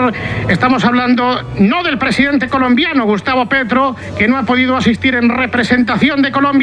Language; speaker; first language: Spanish; native; Spanish